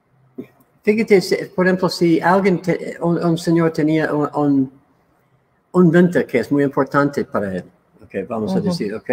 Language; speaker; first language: Spanish; non-native, learner; English